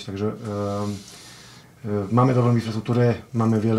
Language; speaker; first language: Polish; non-native, fluent; Serbian